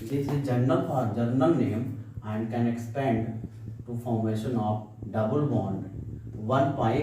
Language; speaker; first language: English; non-native, local second language; Hindi